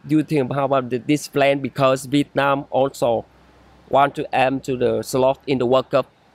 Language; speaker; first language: English; non-native, learner; Vietnamese